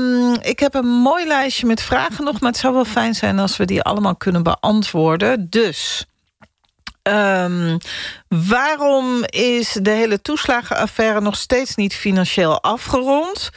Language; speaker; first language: Dutch; native; Dutch